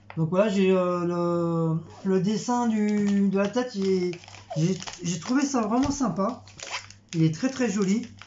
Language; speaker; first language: French; native; French